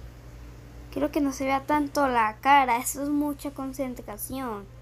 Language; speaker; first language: Spanish; native; Spanish